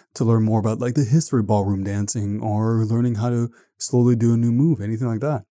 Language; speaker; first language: English; native; English